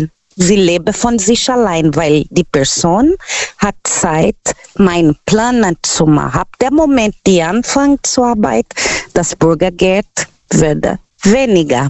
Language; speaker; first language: German; non-native, learner; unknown